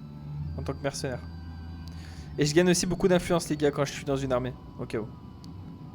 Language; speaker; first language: French; native; French